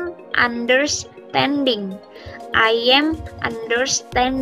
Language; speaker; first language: English; non-native, learner; Indonesian